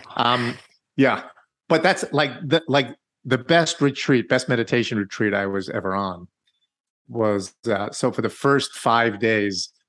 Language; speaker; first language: English; native; English